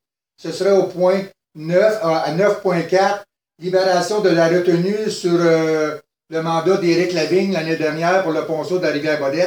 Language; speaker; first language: French; native; French